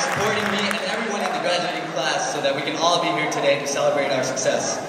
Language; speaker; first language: English; non-native, local second language; Nepali